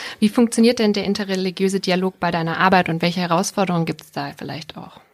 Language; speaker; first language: German; native; German